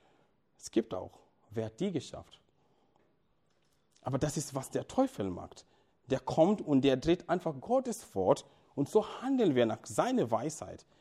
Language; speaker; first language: German; non-native, fluent; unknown